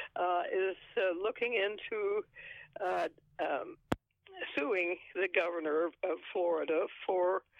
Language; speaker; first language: English; native; English